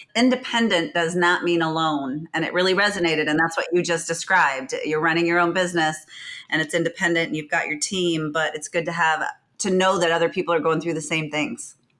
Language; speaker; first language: English; native; English